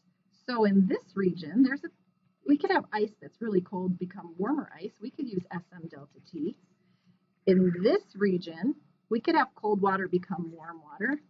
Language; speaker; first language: English; native; English